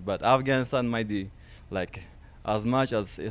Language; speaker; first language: English; non-native, learner; Persian